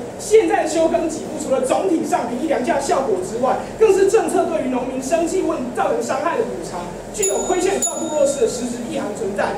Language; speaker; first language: Chinese; native; Chinese